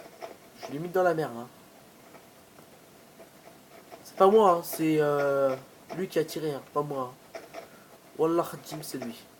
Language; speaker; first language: French; native; French